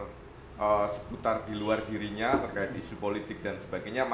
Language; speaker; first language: Indonesian; non-native, local second language; Javanese